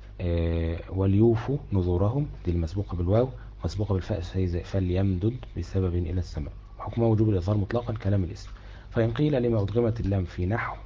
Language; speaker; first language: Arabic; native; Arabic